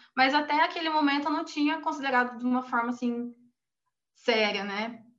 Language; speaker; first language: Portuguese; native; Portuguese